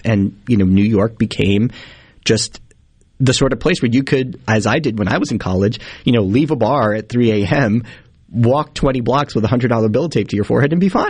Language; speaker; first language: English; native; English